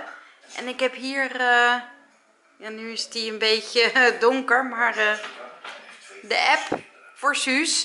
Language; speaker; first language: Dutch; native; Dutch